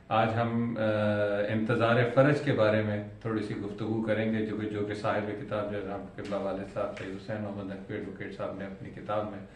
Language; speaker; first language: Urdu; native; Urdu